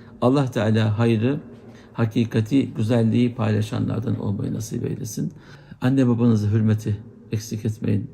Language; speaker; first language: Turkish; native; Turkish